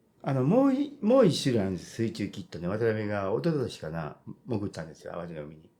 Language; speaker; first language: Japanese; native; Japanese